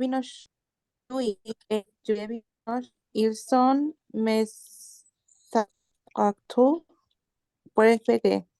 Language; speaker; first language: French; non-native, learner; Spanish